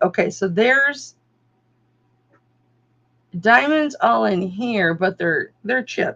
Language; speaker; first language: English; native; English